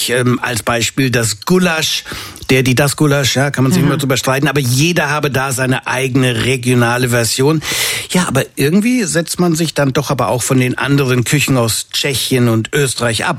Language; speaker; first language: German; native; German